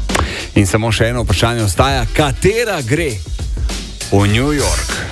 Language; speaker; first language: Slovenian; native; Slovenian